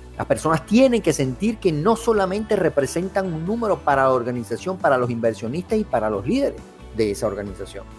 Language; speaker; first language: Spanish; native; Spanish